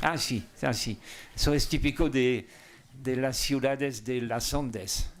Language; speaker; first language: Spanish; non-native, fluent; French